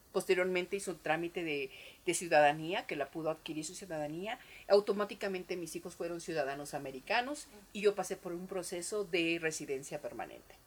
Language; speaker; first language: Spanish; native; Spanish